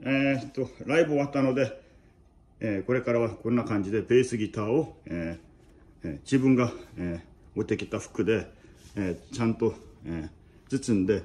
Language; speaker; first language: Japanese; non-native, fluent; Korean